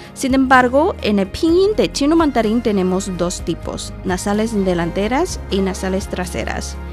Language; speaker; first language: Spanish; non-native, fluent; Chinese